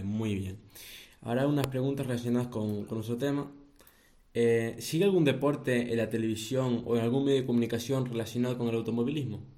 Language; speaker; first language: Spanish; native; Spanish